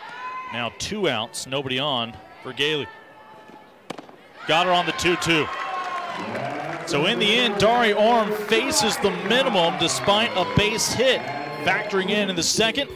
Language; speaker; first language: English; native; English